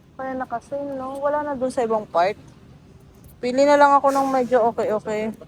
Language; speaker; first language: Filipino; native; Filipino